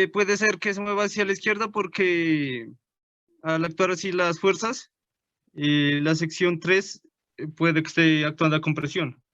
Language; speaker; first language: Spanish; native; Spanish